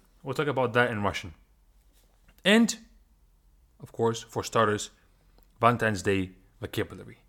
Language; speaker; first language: English; non-native, fluent; Russian